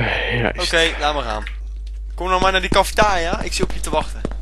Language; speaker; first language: Dutch; native; Dutch